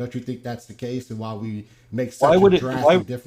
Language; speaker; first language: English; native; English